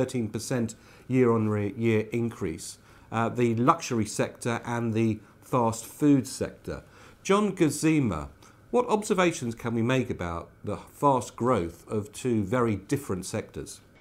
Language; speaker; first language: English; native; English